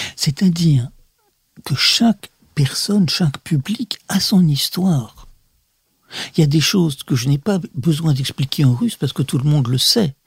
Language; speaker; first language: French; early bilingual, other home language; Russian